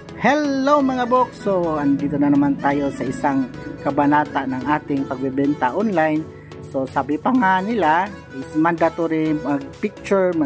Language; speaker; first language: Filipino; non-native, local second language; Waray